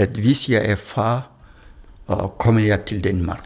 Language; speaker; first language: Danish; non-native, fluent; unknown